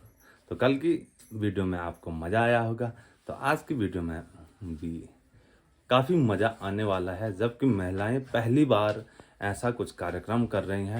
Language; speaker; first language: Hindi; native; Hindi